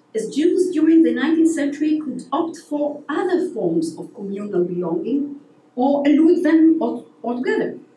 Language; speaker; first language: English; non-native, fluent; Hebrew